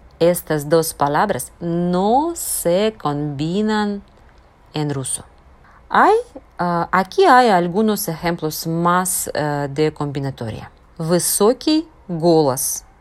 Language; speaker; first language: Spanish; non-native, fluent; Russian